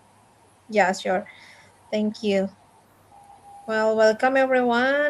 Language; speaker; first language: English; non-native, fluent; Indonesian